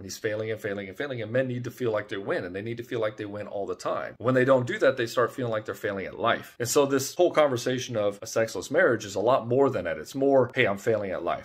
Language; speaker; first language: English; native; English